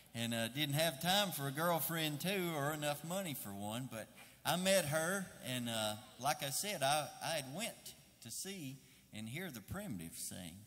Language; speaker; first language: English; native; English